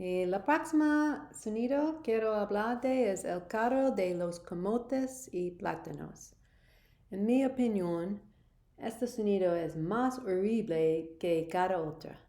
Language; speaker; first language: Spanish; non-native, learner; English